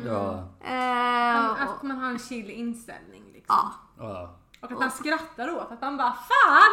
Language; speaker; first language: Swedish; native; Swedish